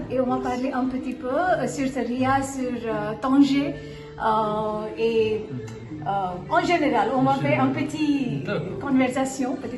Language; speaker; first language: French; non-native, learner; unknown